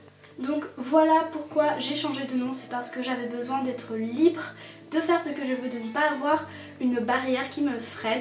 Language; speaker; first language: French; native; French